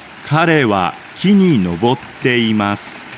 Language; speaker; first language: Japanese; non-native, learner; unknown